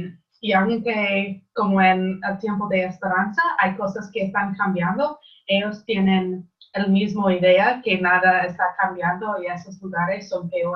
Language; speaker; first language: Spanish; non-native, learner; English